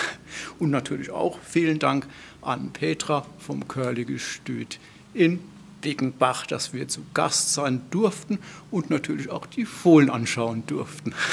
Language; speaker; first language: German; native; German